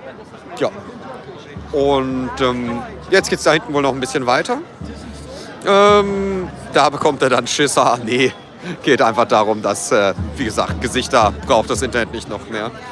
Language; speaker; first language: German; native; German